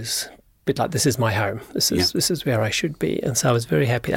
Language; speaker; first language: English; native; English